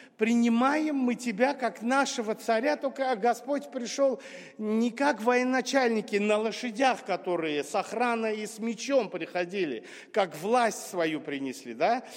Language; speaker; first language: Russian; non-native, local second language; Armenian